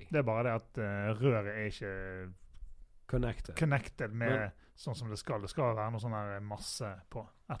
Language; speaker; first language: Norwegian; native; Norwegian